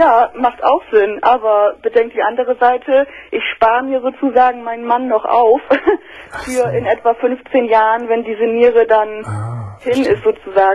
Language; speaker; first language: German; native; German